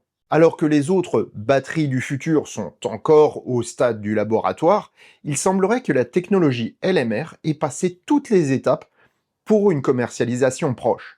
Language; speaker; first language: French; native; French